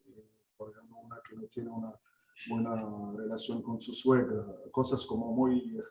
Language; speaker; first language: Spanish; non-native, fluent; Arabic